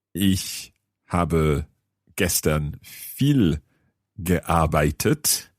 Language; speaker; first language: German; non-native, learner; English